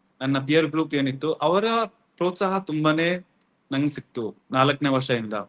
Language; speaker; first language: Kannada; non-native, local second language; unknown